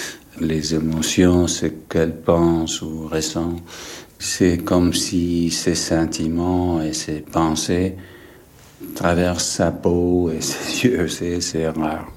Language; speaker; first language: French; non-native, fluent; English